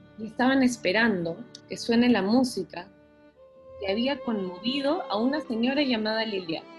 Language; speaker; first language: Spanish; native; Spanish